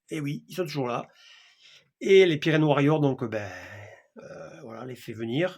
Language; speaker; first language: French; native; French